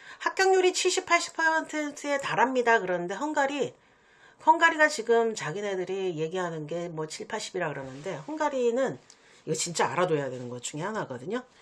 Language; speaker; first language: Korean; native; Korean